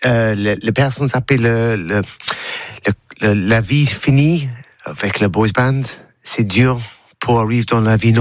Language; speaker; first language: French; non-native, learner; English